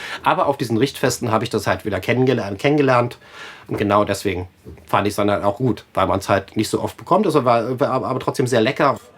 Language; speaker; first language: German; native; German